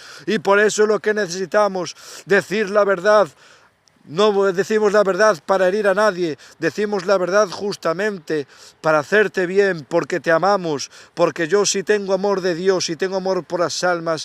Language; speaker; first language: Spanish; native; Spanish